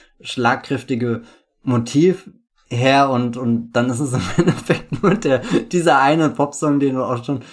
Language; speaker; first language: German; native; German